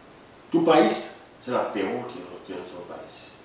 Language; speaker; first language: Spanish; non-native, learner; Haitian Creole